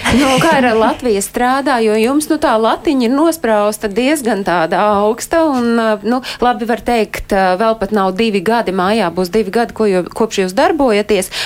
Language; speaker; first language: Latvian; native; Latvian